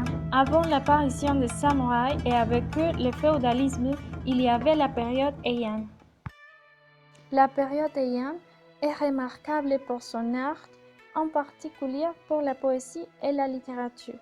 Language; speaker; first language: French; non-native, learner; Spanish